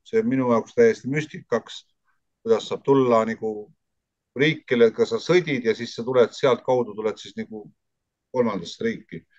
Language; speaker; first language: Estonian; native; Estonian